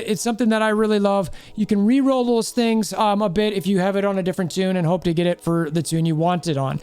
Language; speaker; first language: English; native; English